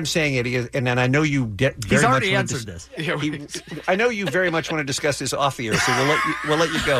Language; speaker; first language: English; native; English